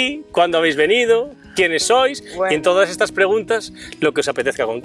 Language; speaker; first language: Spanish; native; Spanish